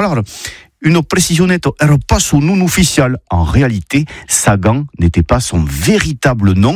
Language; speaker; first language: French; native; French